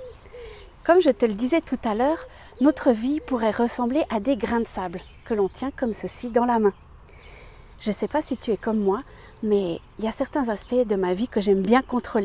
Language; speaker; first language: French; native; French